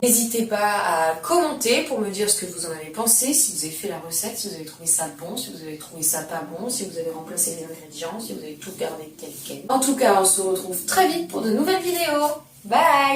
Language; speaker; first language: French; native; French